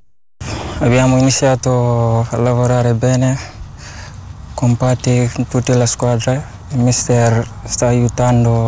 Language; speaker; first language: Italian; non-native, learner; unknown